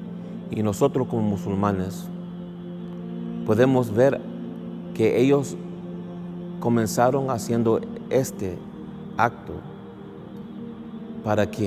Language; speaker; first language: Spanish; early bilingual, heritage; English